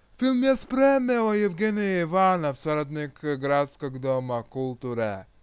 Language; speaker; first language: Croatian; non-native, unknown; Russian